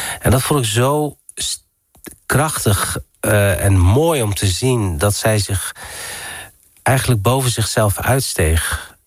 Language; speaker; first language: Dutch; early bilingual, other home language; Riffian